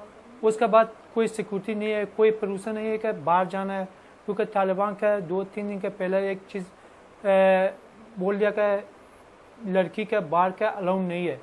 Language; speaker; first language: Hindi; non-native, learner; Persian